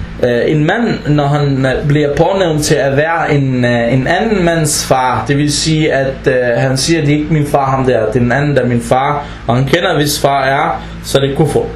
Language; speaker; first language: Danish; non-native, fluent; Arabic